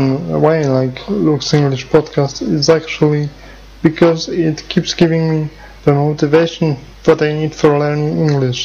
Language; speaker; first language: English; non-native, fluent; Polish